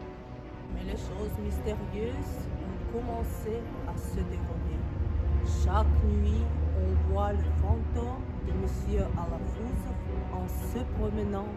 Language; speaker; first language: French; non-native, learner; Russian